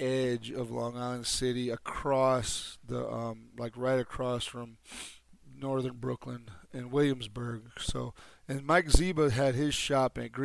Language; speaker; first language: English; native; English